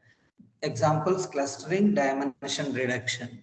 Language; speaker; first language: English; non-native, local second language; Telugu